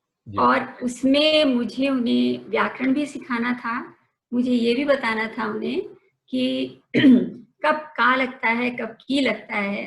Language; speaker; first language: Hindi; native; Hindi